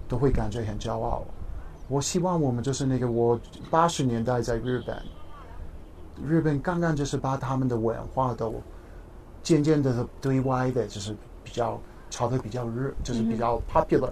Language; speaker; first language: Chinese; non-native, fluent; English